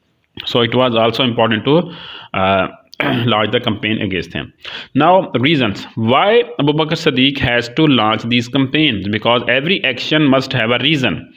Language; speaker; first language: English; non-native, local second language; Urdu